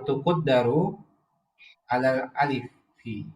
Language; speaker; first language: Arabic; non-native, learner; Indonesian